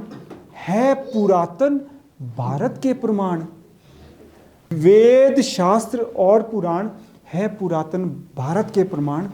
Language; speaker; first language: Hindi; native; Hindi